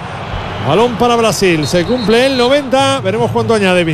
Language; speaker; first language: Spanish; native; Spanish